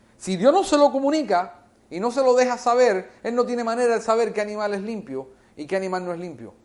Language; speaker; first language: Spanish; early bilingual, heritage; Spanish